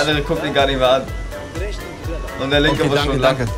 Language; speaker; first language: German; native; German